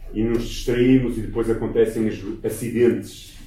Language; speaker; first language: Portuguese; native; Portuguese